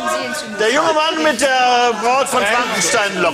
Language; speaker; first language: German; native; German